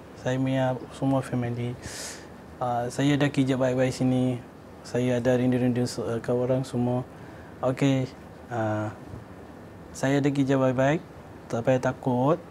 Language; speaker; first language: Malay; non-native, learner; Nepali